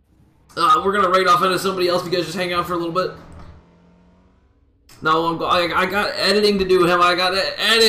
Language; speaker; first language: English; native; English